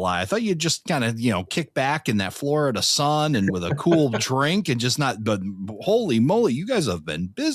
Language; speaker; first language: English; native; English